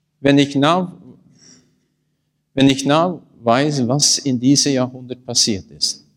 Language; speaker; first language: German; non-native, learner; Norwegian